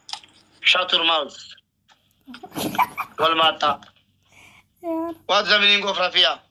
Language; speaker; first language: English; non-native, learner; Oromo